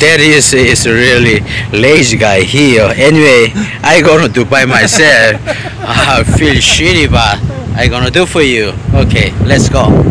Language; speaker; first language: English; non-native, learner; Korean